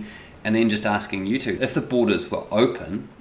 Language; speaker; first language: English; native; English